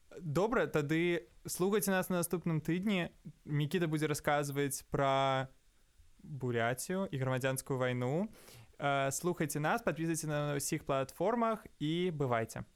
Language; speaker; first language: Belarusian; non-native, local second language; Russian